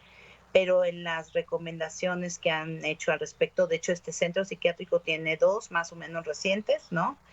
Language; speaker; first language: Spanish; native; Spanish